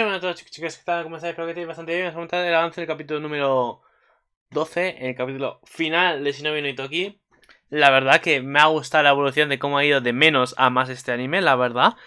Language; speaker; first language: Spanish; native; Spanish